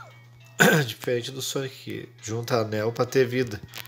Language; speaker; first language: Portuguese; native; Portuguese